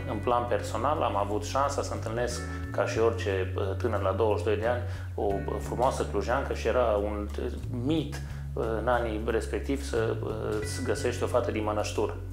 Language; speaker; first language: Romanian; native; Romanian